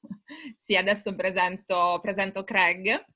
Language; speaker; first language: Italian; native; Italian